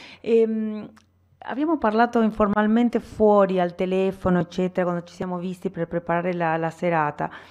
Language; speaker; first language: Italian; non-native, fluent; Spanish